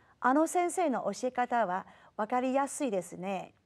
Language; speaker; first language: Japanese; non-native, fluent; Chinese